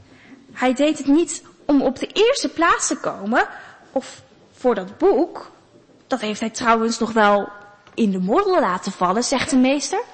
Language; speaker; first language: Dutch; native; Dutch